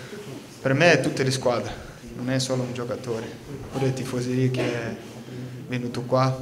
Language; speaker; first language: Italian; non-native, fluent; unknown